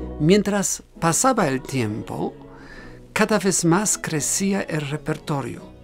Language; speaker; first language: Spanish; non-native, fluent; Polish